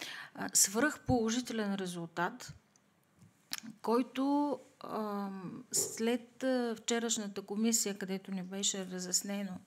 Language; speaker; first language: Bulgarian; native; Bulgarian